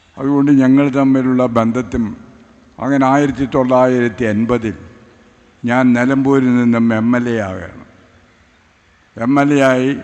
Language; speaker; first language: Malayalam; native; Malayalam